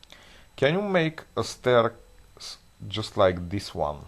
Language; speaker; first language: English; non-native, fluent; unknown